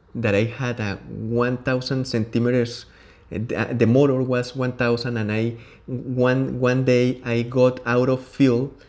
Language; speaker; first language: English; non-native, learner; Spanish